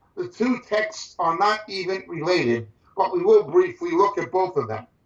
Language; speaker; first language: English; native; English